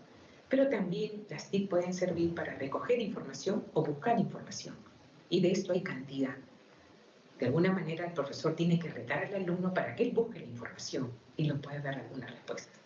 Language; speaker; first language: Spanish; native; Spanish